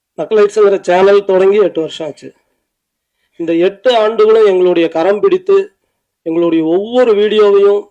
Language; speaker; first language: Tamil; native; Tamil